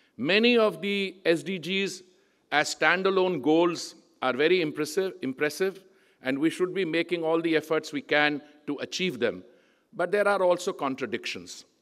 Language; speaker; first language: English; non-native, local second language; Punjabi